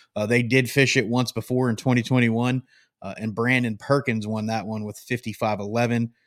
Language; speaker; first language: English; native; English